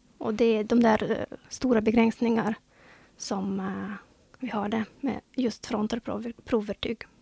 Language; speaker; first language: Swedish; non-native, fluent; Russian